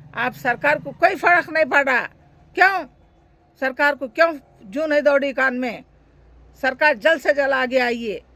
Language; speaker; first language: Hindi; native; Hindi